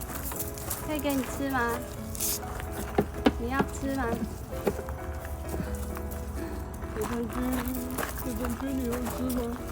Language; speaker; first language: Chinese; native; Chinese